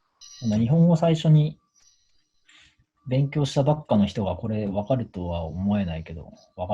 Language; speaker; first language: Japanese; native; Japanese